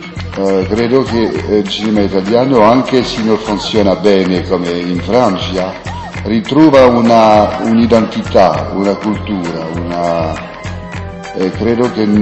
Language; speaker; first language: Italian; non-native, learner; French